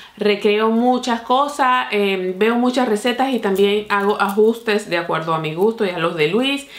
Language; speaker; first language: Spanish; native; Spanish